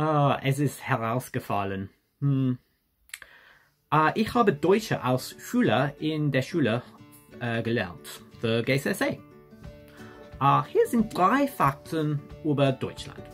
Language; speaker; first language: German; non-native, learner; English